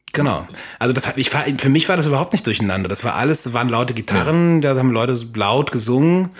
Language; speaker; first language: German; native; German